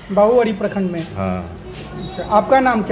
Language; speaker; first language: Hindi; native; Hindi